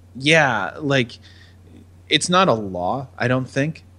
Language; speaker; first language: English; native; English